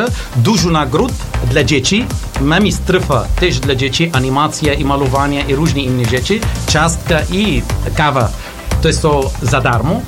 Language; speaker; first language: Polish; non-native, learner; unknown